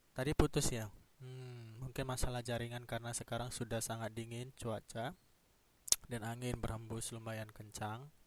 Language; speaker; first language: Indonesian; native; Indonesian